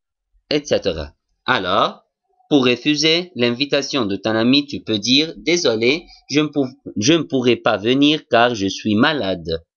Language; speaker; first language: French; non-native, fluent; Arabic